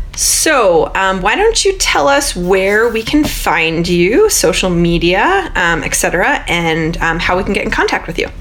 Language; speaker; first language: English; native; English